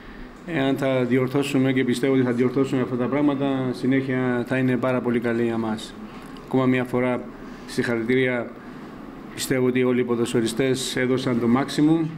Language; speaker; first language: Greek; non-native, fluent; Georgian